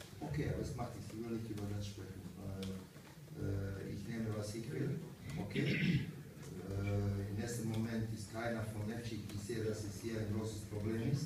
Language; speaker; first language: German; non-native, fluent; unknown